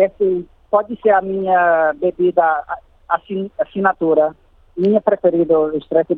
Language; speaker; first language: Portuguese; non-native, fluent; English